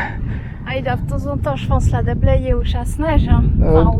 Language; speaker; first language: French; native; French